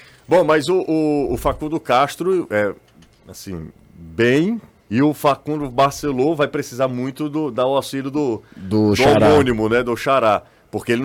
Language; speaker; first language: Portuguese; native; Portuguese